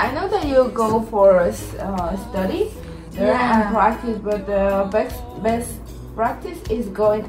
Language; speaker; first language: English; non-native, learner; Spanish